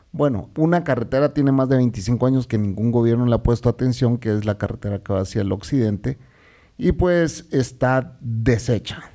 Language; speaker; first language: Spanish; native; Spanish